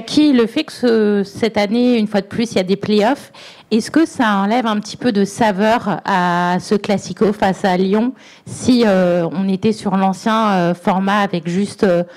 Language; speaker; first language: French; native; French